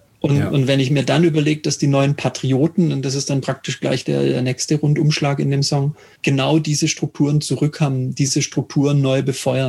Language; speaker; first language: German; native; German